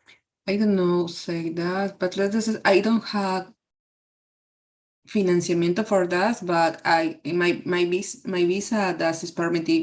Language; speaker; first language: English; non-native, learner; Spanish